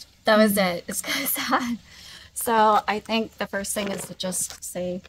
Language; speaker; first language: English; native; English